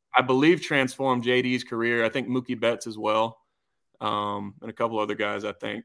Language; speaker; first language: English; native; English